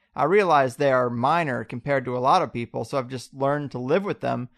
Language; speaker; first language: English; native; English